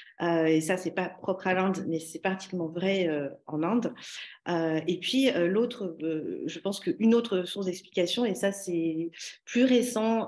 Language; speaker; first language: French; native; French